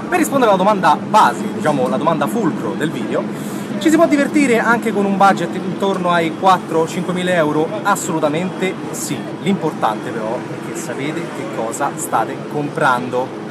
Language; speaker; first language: Italian; native; Italian